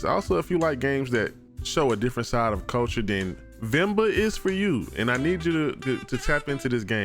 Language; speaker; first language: English; native; English